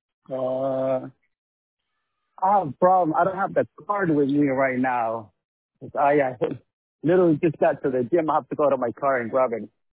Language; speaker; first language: English; early bilingual, other home language; Spanish